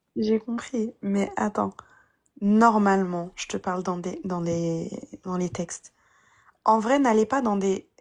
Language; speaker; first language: French; early bilingual, other home language; Arabic